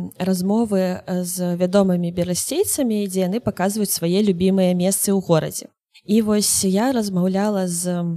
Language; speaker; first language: Belarusian; non-native, local second language; Russian